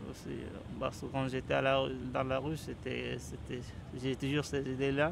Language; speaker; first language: French; non-native, learner; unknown